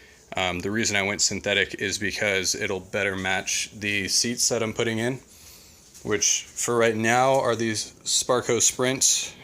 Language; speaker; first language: English; native; English